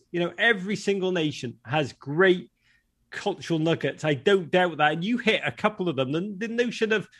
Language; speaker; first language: English; native; English